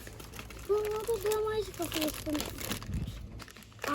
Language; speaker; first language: Russian; early bilingual, heritage; Russian